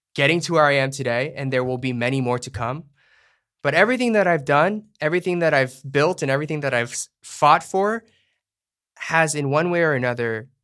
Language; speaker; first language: English; native; English